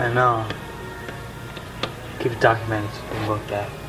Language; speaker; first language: English; native; English